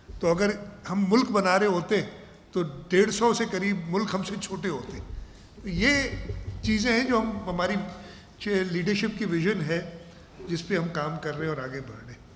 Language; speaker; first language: Urdu; non-native, local second language; Sindhi